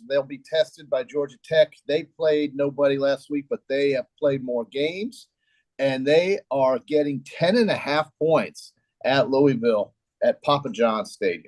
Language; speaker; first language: English; native; English